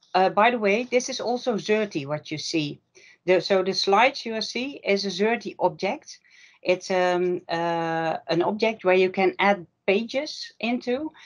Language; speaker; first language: English; non-native, fluent; Dutch